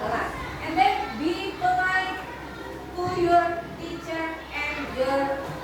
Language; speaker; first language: English; non-native, learner; Indonesian